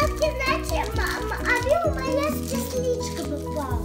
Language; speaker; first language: Russian; early bilingual, heritage; Russian